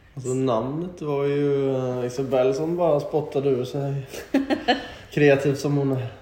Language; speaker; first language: Swedish; native; Swedish